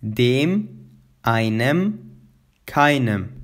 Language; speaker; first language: German; non-native, fluent; Albanian